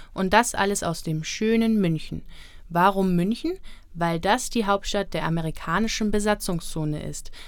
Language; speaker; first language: German; native; German